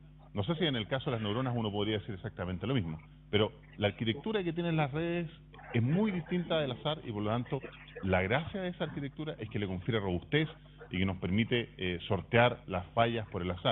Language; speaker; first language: Spanish; native; Spanish